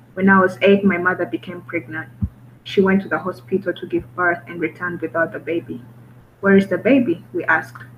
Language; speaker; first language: English; non-native, local second language; Kinyarwanda